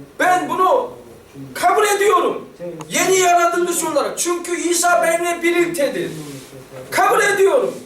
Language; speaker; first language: Turkish; non-native, fluent; Korean